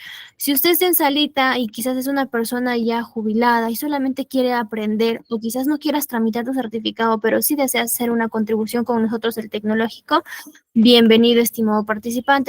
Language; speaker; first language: Spanish; native; Spanish